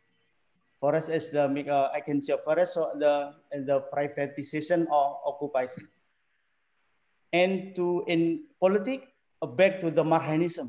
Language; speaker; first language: English; non-native, learner; Indonesian